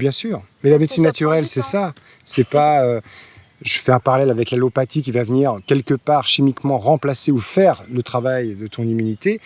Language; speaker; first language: French; native; French